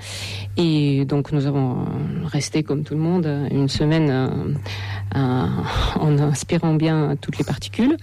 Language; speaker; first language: French; non-native, fluent; Russian